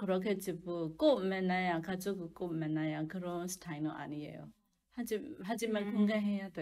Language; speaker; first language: Korean; non-native, learner; Burmese